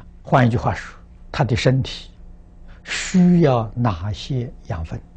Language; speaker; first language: Chinese; native; Chinese